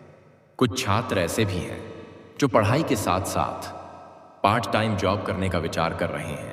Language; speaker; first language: Hindi; native; Hindi